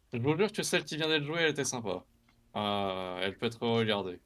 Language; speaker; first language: French; native; French